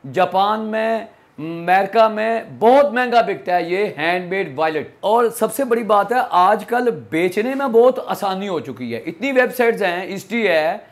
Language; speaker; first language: Urdu; non-native, local second language; Punjabi